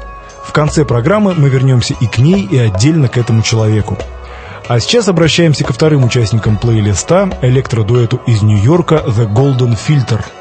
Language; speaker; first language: Russian; native; Russian